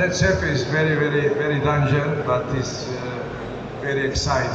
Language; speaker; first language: English; non-native, learner; Italian